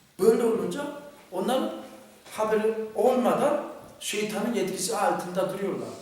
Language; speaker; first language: Turkish; non-native, fluent; Korean